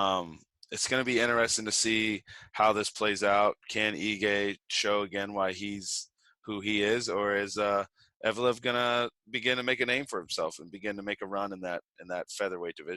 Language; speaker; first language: English; native; English